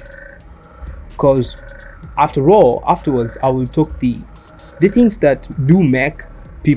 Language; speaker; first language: English; non-native, local second language; Swahili